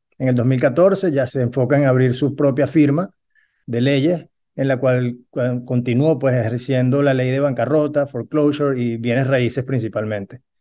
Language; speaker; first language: Spanish; native; Spanish